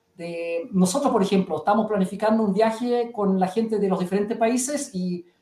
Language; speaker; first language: Spanish; early bilingual, heritage; German